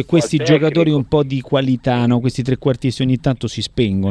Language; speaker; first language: Italian; native; Italian